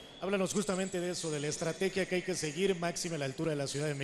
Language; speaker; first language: Spanish; native; Spanish